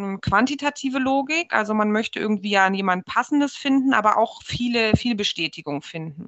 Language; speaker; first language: German; native; German